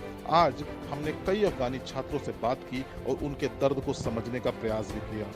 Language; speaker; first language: Hindi; native; Hindi